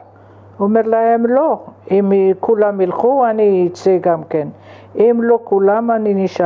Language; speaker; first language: Hebrew; non-native, fluent; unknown